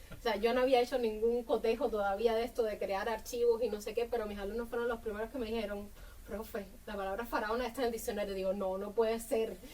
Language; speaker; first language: Spanish; native; Spanish